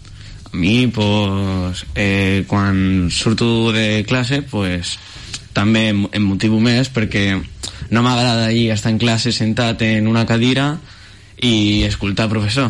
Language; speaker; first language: Catalan; non-native, local second language; Spanish